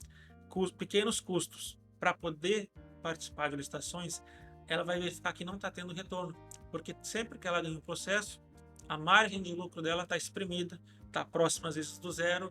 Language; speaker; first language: Portuguese; native; Portuguese